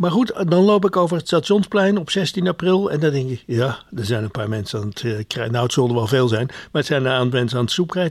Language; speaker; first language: Dutch; native; Dutch